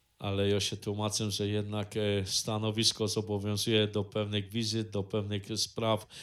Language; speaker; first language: Polish; native; Polish